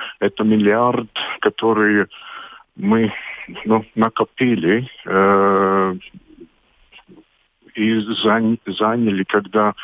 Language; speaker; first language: Russian; non-native, local second language; Latvian